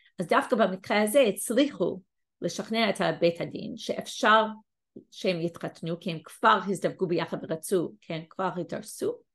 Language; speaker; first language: Hebrew; non-native, fluent; English